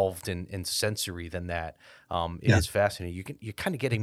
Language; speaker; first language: English; native; English